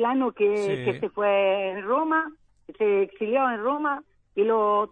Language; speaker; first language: Spanish; non-native, learner; Italian